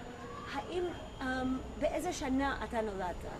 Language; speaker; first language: Hebrew; native; Hebrew